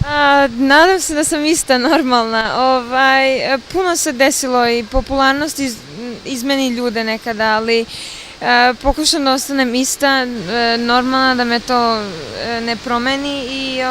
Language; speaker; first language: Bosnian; early bilingual, other home language; Serbian